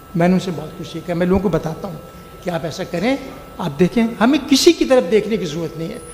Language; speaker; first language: Urdu; native; Urdu